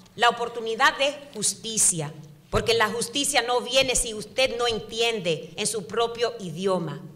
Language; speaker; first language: Spanish; early bilingual, heritage; Spanish